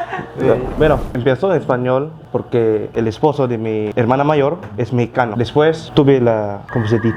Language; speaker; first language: Spanish; non-native, learner; Cebuano